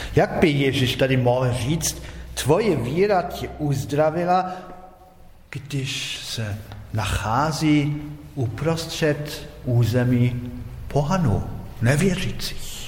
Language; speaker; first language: Czech; non-native, fluent; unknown